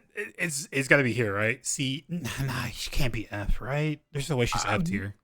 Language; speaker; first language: English; native; English